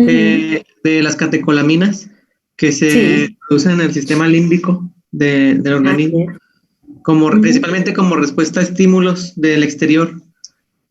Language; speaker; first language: Spanish; native; Spanish